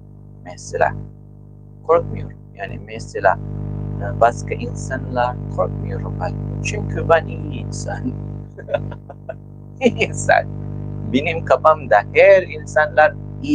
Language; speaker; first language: Turkish; non-native, learner; Filipino